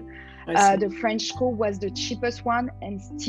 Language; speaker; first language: English; non-native, fluent; French